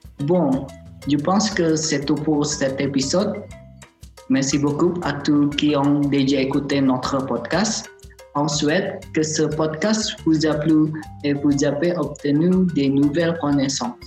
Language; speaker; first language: French; non-native, learner; Chinese